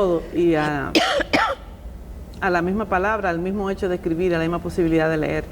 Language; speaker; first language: Spanish; native; Spanish